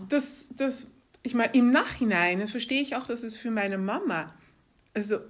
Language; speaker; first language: German; non-native, fluent; Dutch